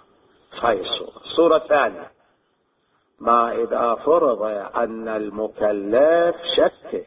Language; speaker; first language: Arabic; native; Arabic